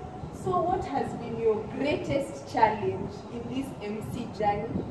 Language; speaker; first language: English; non-native, local second language; Swahili